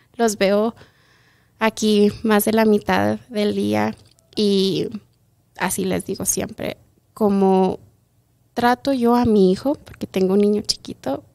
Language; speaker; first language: Spanish; native; Spanish